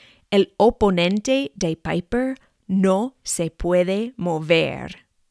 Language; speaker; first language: Spanish; non-native, fluent; English